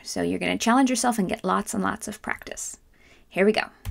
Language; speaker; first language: English; native; English